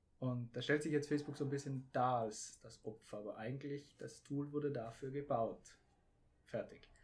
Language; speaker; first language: German; native; German